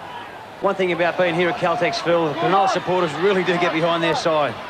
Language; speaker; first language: English; native; English